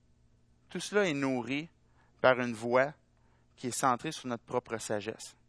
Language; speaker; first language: French; native; French